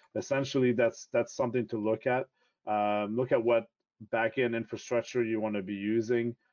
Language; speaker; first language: English; non-native, fluent; French